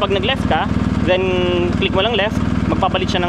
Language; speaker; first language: Filipino; native; Filipino